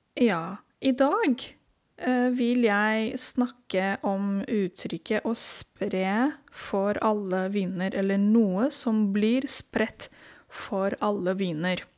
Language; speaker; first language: Norwegian; non-native, fluent; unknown